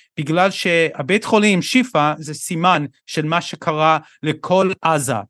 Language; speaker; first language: Hebrew; non-native, fluent; English